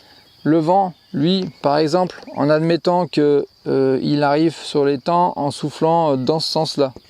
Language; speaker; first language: French; native; French